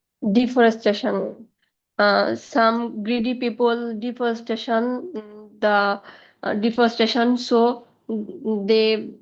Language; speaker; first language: English; non-native, learner; Bangla